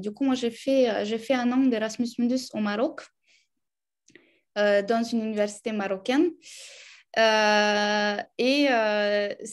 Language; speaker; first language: French; non-native, fluent; Romanian